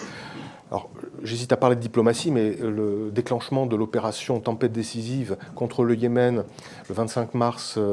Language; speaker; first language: French; native; French